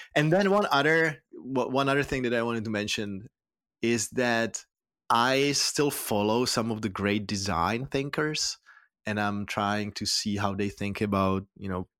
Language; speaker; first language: English; non-native, fluent; Czech